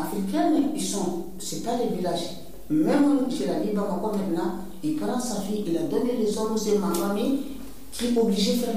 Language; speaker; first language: French; non-native, learner; Bambara